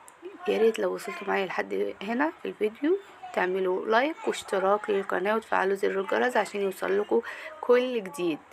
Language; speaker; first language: Arabic; native; Arabic